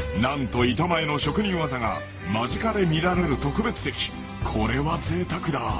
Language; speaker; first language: Japanese; native; Japanese